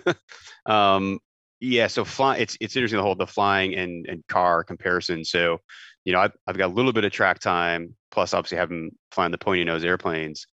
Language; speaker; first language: English; native; English